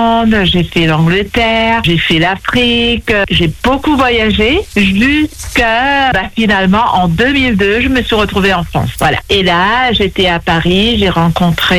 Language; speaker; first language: French; non-native, local second language; Morisyen